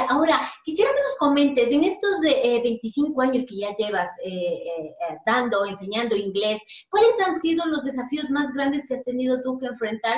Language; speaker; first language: Spanish; native; Spanish